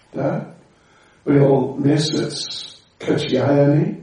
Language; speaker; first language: Russian; non-native, learner; English